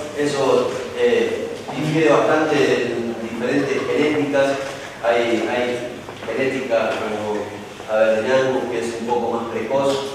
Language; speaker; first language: Spanish; native; Spanish